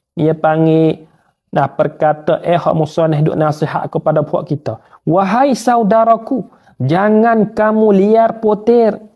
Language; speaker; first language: Malay; native; Malay